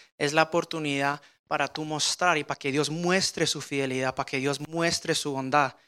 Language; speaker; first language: Spanish; early bilingual, heritage; Spanish